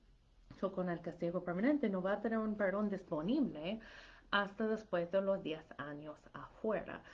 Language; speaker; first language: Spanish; non-native, fluent; English